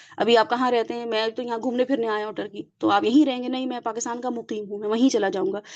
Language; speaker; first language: Urdu; native; Urdu